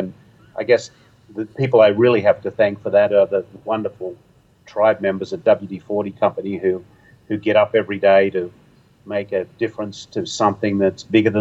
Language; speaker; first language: English; native; English